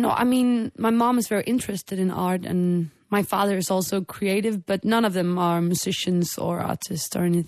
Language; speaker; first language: English; non-native, fluent; Danish